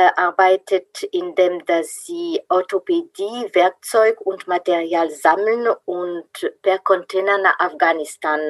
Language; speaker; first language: German; non-native, fluent; French